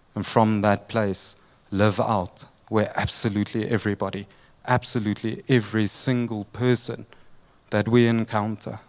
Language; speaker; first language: English; native; English